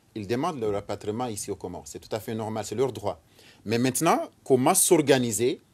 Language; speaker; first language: French; non-native, local second language; Ngazidja Comorian